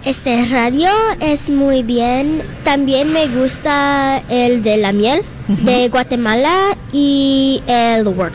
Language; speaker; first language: Spanish; non-native, learner; English